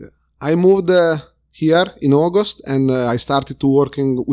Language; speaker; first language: English; non-native, fluent; Italian